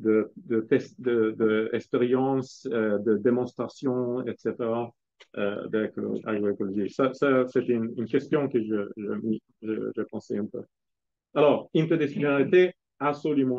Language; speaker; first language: French; non-native, fluent; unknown